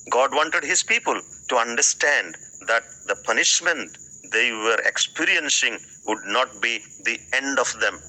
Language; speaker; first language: English; non-native, local second language; Odia